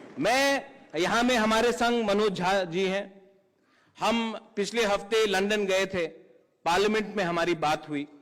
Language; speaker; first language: Hindi; non-native, local second language; Kok Borok